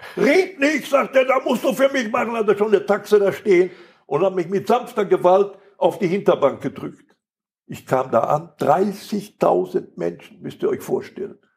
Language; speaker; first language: German; native; German